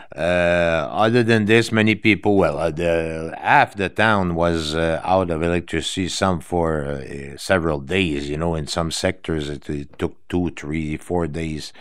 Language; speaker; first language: English; non-native, fluent; French